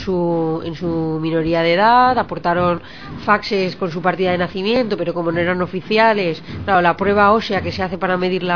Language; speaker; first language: Spanish; native; Spanish